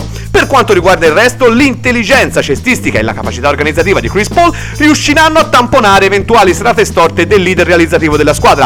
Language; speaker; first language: Italian; native; Italian